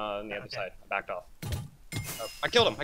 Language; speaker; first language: English; native; English